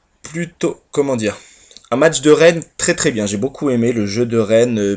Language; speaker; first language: French; native; French